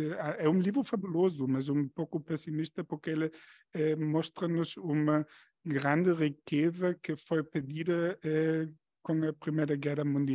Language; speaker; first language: Portuguese; non-native, fluent; German